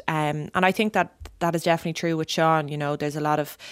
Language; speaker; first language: English; native; English